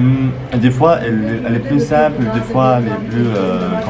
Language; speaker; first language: French; non-native, local second language; Kabyle